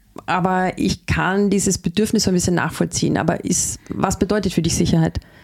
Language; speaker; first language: German; native; German